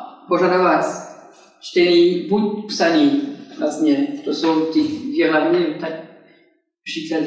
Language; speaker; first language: Czech; non-native, fluent; French